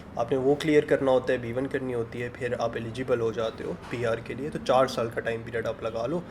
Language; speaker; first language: Urdu; native; Urdu